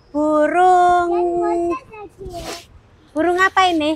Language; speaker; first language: Indonesian; native; Indonesian